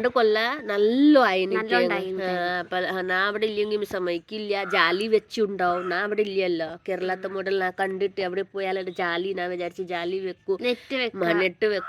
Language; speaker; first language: Malayalam; non-native, learner; Hindi